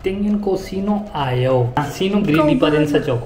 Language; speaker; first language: Filipino; non-native, learner; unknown